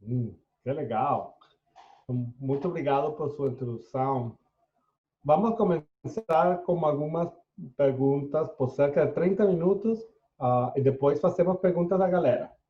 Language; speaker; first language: Portuguese; non-native, fluent; Spanish